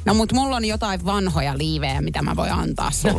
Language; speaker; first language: Finnish; native; Finnish